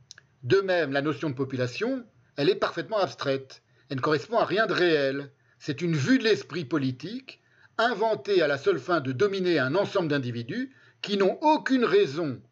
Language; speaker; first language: French; native; French